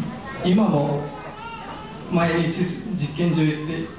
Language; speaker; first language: Japanese; non-native, fluent; Marathi